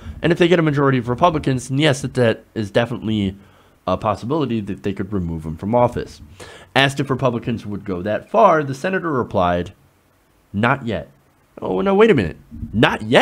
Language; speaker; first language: English; native; English